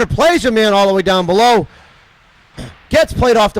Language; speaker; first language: English; native; English